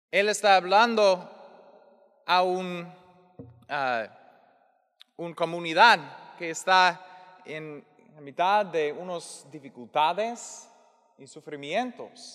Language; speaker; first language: Spanish; non-native, fluent; English